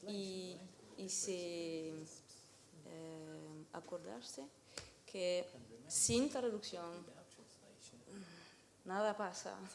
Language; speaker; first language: Spanish; non-native, learner; French